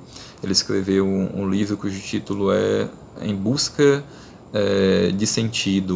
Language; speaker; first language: Portuguese; native; Portuguese